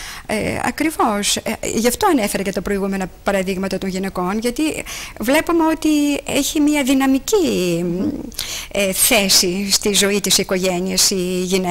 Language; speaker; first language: Greek; native; Greek